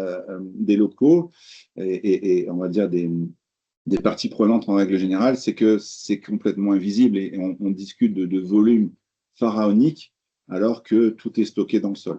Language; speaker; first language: French; native; French